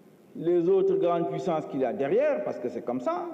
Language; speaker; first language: French; non-native, local second language; Wolof